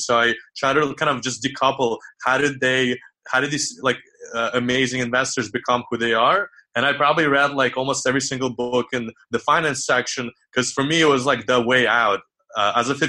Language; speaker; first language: English; early bilingual, other home language; Ukrainian